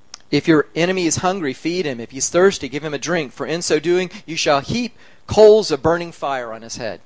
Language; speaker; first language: English; native; English